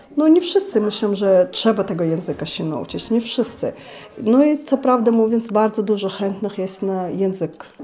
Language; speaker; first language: Polish; non-native, fluent; Chechen